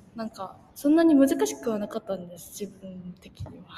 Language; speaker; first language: Japanese; non-native, fluent; Korean